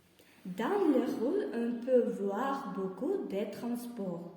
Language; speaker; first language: French; non-native, learner; Russian